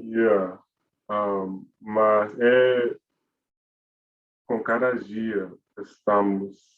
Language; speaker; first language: Portuguese; non-native, learner; English